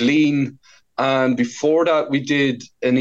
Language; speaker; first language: English; native; English